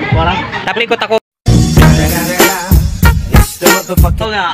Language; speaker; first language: Filipino; non-native, local second language; Bikol